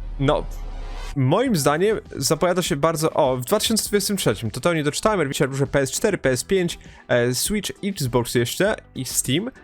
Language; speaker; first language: Polish; native; Polish